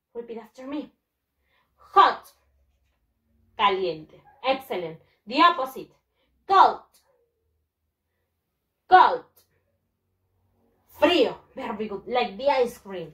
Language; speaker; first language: English; non-native, fluent; Spanish